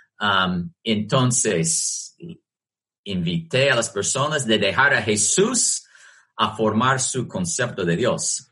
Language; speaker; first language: Spanish; non-native, fluent; English